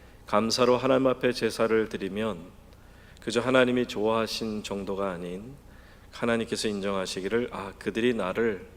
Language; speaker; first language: Korean; native; Korean